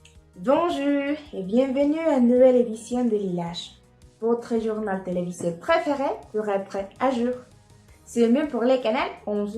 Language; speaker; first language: French; non-native, learner; Spanish